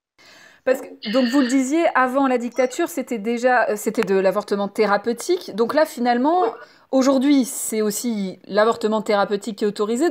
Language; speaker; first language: French; native; French